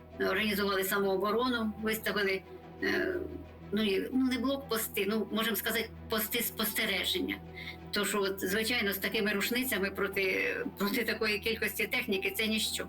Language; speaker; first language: Ukrainian; native; Ukrainian